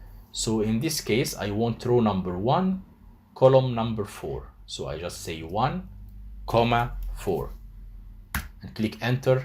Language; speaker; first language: English; non-native, fluent; Arabic